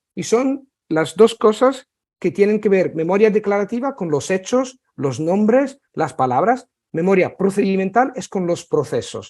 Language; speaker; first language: Spanish; non-native, fluent; Italian